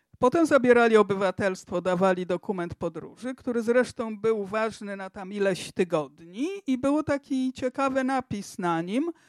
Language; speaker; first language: Polish; native; Polish